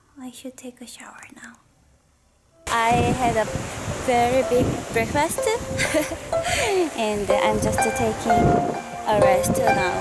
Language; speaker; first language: English; non-native, learner; Korean